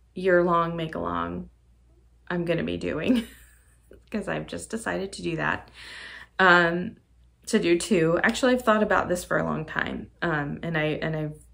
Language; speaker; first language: English; native; English